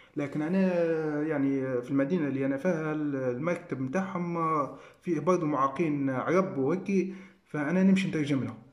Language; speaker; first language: Arabic; native; Arabic